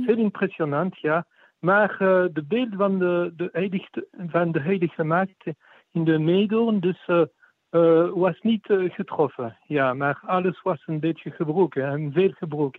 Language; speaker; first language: Dutch; non-native, fluent; French